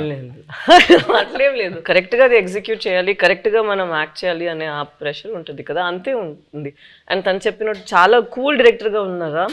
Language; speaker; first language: Telugu; non-native, fluent; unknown